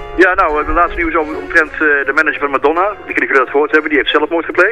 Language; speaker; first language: Dutch; native; Dutch